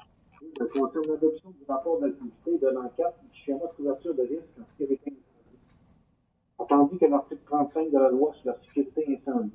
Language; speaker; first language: French; native; French